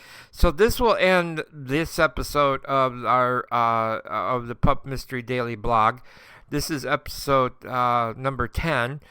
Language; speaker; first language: English; native; English